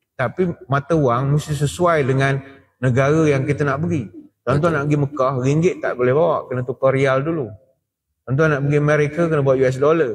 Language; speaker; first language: Malay; native; Malay